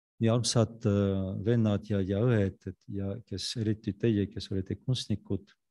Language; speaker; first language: Estonian; non-native, fluent; French